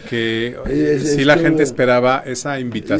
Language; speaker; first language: Spanish; native; Spanish